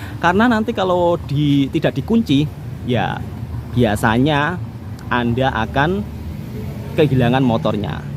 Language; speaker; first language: Indonesian; native; Indonesian